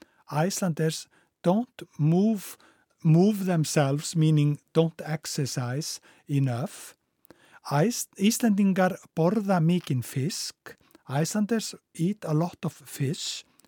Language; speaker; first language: English; non-native, fluent; Icelandic